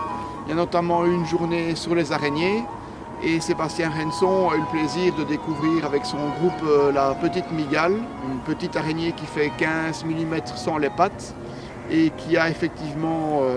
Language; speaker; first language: French; native; French